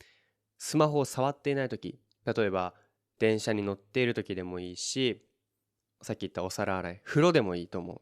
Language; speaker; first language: Japanese; native; Japanese